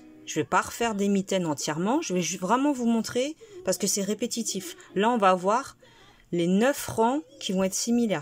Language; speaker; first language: French; native; French